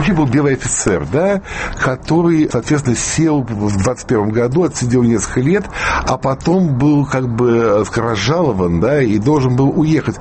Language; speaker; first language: Russian; native; Russian